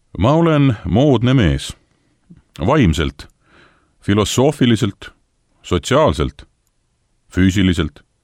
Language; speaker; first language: Estonian; native; Estonian